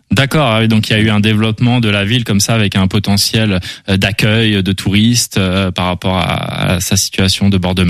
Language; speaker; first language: French; native; French